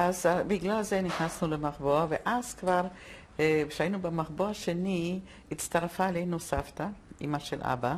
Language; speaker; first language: Hebrew; non-native, fluent; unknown